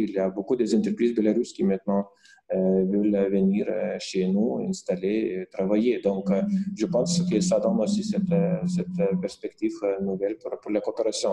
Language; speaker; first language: French; non-native, fluent; Lithuanian